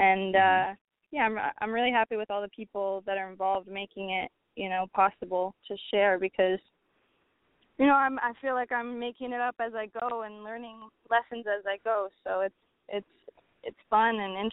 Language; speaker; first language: English; native; English